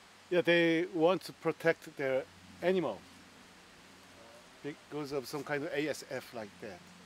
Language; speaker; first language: English; non-native, fluent; Korean